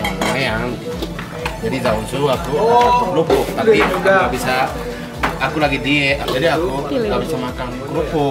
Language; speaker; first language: Indonesian; non-native, fluent; Japanese